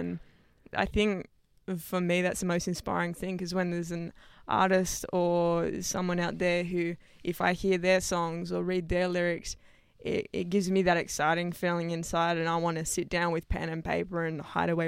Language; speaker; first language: English; native; English